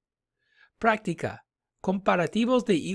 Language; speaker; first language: Spanish; non-native, fluent; English